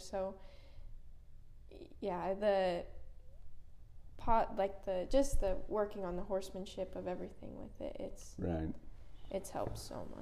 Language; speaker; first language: English; native; English